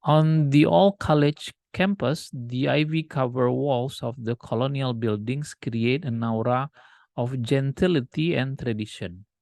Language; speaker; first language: English; non-native, fluent; Indonesian